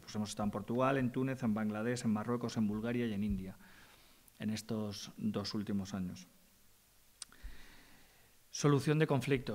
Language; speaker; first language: Spanish; native; Spanish